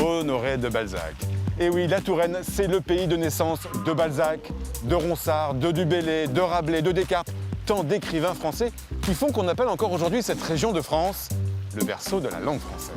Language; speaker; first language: French; native; French